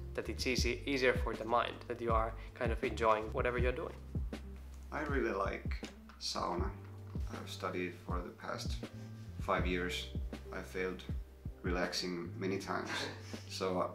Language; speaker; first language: English; non-native, fluent; Finnish